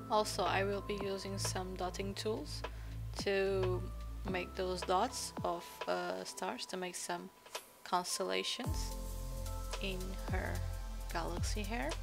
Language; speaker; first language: English; non-native, fluent; Portuguese